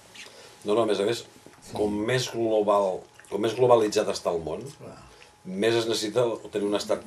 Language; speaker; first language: Catalan; native; Catalan